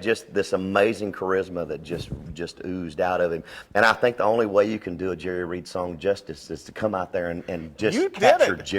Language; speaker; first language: English; native; English